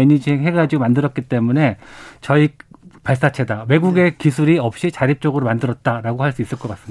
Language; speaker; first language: Korean; native; Korean